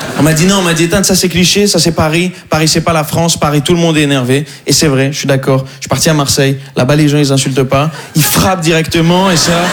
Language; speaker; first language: French; non-native, local second language; Arabic